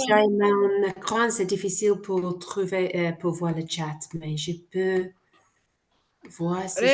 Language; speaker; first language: French; non-native, fluent; English